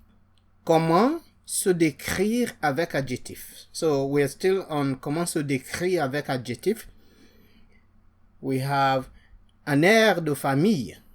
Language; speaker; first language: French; non-native, fluent; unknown